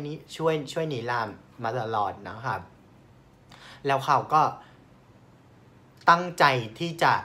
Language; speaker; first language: Thai; non-native, fluent; Vietnamese